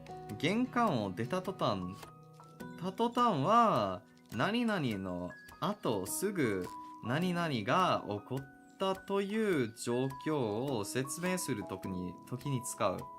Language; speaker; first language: Japanese; non-native, learner; English